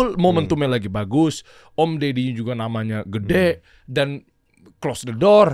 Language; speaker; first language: Indonesian; native; Indonesian